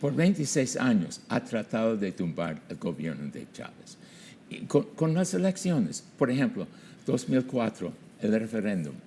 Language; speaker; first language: Spanish; non-native, fluent; English